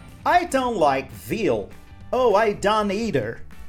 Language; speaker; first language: English; non-native, fluent; Portuguese